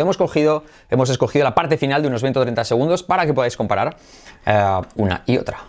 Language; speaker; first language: Spanish; native; Spanish